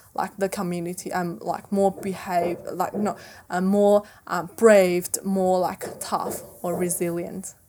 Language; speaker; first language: English; non-native, fluent; Chinese